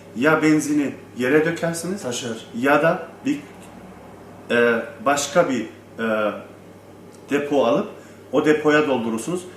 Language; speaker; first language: Turkish; early bilingual, heritage; Turkish